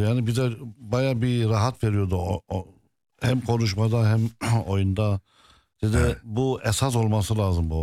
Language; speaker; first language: Turkish; non-native, fluent; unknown